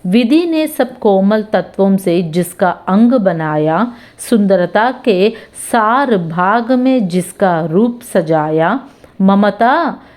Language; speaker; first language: Hindi; non-native, local second language; Telugu